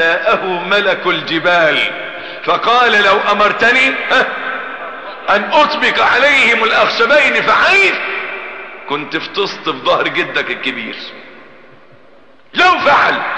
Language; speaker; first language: Arabic; native; Arabic